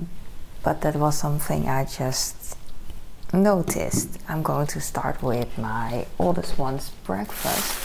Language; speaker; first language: English; non-native, fluent; Dutch